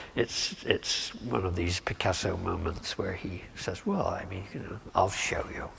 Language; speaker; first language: English; native; English